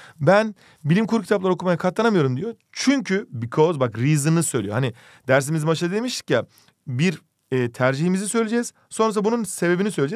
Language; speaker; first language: Turkish; native; Turkish